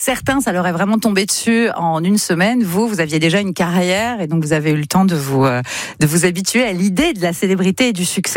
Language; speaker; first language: French; native; French